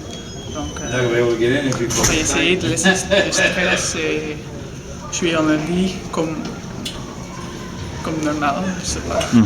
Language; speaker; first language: French; non-native, local second language; Dutch